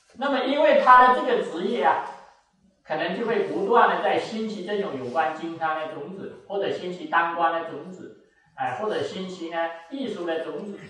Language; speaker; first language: Chinese; native; Chinese